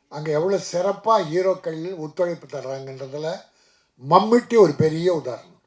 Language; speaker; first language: Tamil; native; Tamil